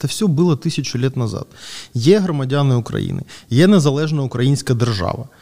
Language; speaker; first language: Ukrainian; non-native, local second language; Russian